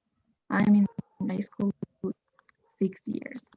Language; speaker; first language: English; non-native, learner; Spanish